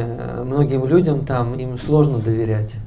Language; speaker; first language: Russian; native; Russian